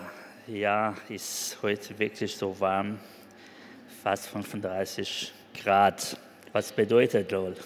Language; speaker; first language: German; non-native, fluent; Persian